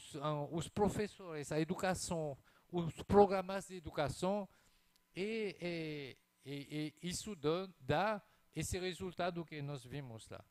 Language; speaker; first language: Portuguese; non-native, fluent; French